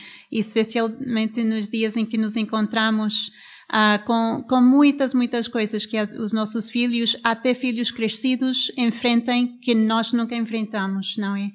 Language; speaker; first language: Portuguese; non-native, fluent; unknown